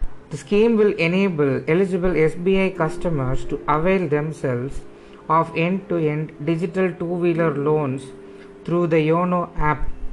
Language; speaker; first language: English; non-native, local second language; Tamil